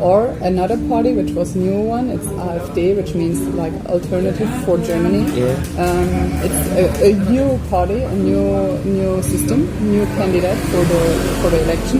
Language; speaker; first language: English; non-native, fluent; German